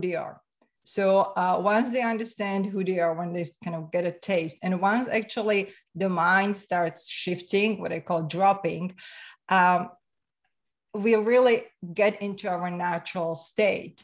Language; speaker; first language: English; non-native, fluent; Slovak